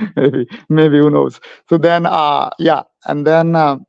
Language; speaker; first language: English; non-native, local second language; Bangla